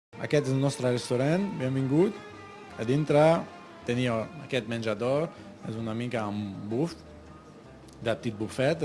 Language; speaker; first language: Catalan; non-native, learner; Arabic